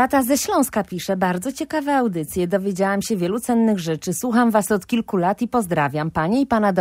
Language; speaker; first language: Polish; native; Polish